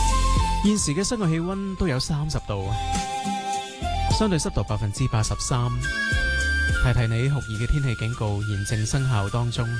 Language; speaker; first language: Chinese; non-native, local second language; Cantonese